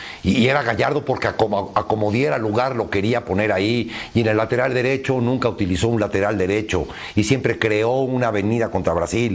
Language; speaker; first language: Spanish; native; Spanish